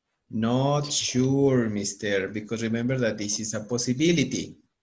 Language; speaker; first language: English; non-native, fluent; Spanish